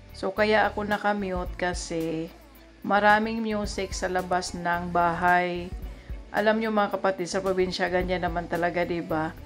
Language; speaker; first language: Filipino; non-native, local second language; Cebuano